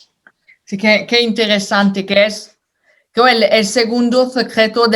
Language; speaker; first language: Spanish; non-native, fluent; French